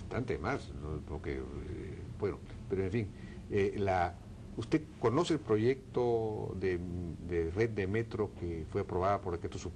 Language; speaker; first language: Spanish; native; Spanish